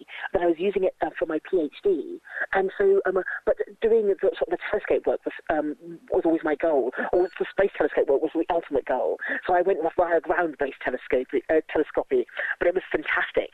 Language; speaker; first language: English; native; English